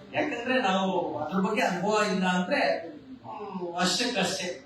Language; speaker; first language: Kannada; non-native, local second language; Lambadi